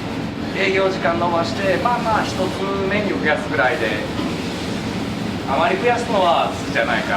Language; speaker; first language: Japanese; native; Japanese